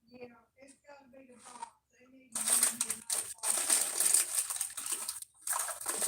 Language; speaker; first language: English; native; English